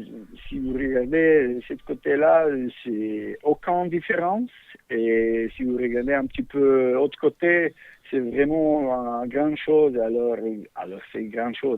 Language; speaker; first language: French; non-native, fluent; Bosnian